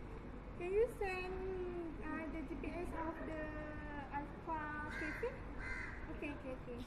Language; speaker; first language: English; non-native, local second language; Malay